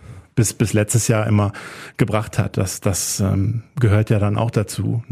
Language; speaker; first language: German; native; German